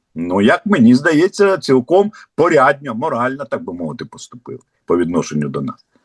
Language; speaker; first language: Ukrainian; non-native, local second language; Russian